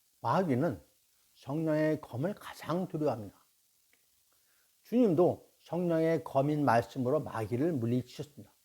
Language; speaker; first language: Korean; native; Korean